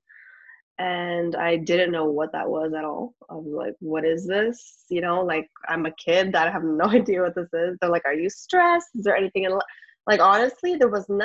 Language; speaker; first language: English; native; English